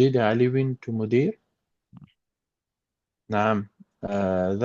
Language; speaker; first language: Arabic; non-native, learner; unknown